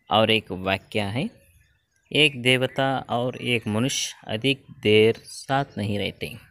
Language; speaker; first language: Hindi; non-native, local second language; Kannada